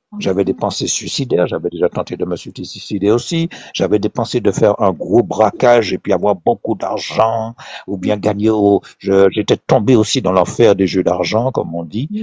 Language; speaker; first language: French; non-native, local second language; Haitian Creole